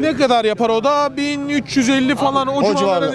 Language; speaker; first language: Turkish; native; Turkish